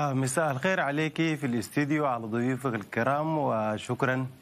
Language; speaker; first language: Arabic; native; Arabic